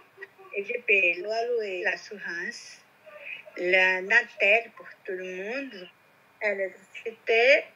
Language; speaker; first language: French; non-native, learner; Portuguese